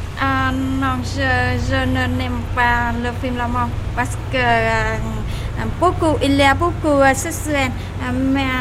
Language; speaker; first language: French; non-native, learner; Vietnamese